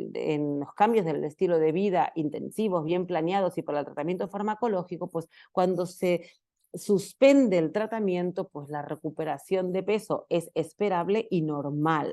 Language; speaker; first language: Spanish; native; Spanish